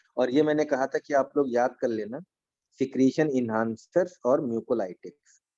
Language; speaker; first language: Hindi; native; Hindi